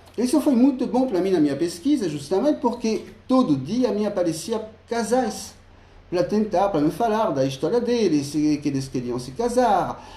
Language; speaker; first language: Portuguese; non-native, fluent; French